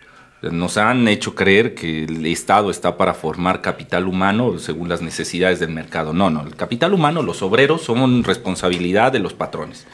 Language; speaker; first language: Spanish; native; Spanish